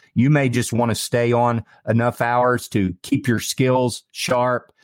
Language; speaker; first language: English; native; English